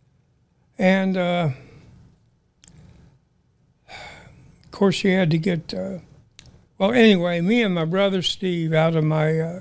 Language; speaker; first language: English; native; English